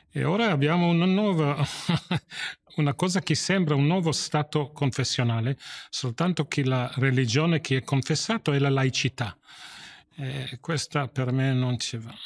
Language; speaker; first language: Italian; non-native, fluent; English